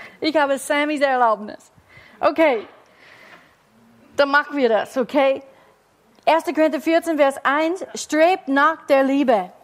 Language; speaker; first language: German; non-native, fluent; English